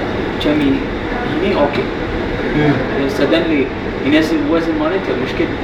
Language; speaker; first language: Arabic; non-native, learner; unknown